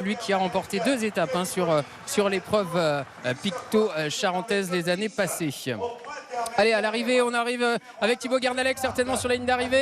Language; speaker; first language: French; native; French